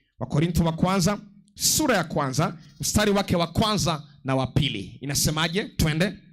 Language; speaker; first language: Swahili; non-native, local second language; Luo (Kenya and Tanzania)